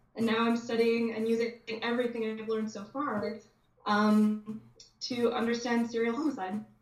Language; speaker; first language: English; native; English